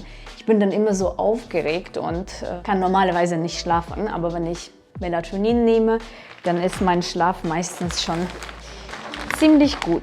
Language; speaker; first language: German; non-native, fluent; Russian